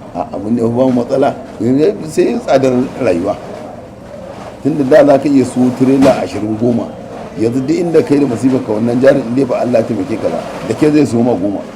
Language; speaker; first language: Hausa; native; Hausa